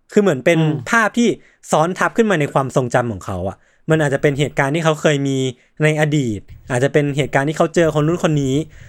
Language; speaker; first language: Thai; native; Thai